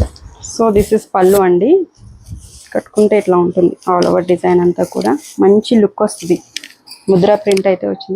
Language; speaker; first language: Telugu; native; Telugu